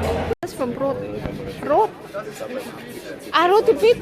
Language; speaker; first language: German; non-native, learner; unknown